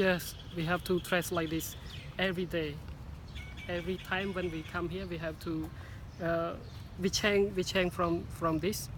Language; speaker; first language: English; non-native, learner; Khmer